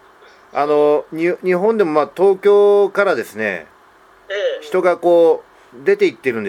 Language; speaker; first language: Japanese; native; Japanese